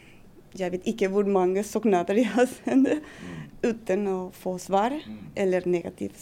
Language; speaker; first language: Norwegian; non-native, fluent; Spanish